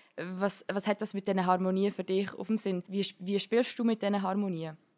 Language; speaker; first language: German; native; German